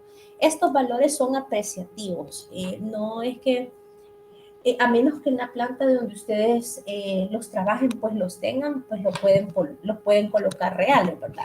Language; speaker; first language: Spanish; native; Spanish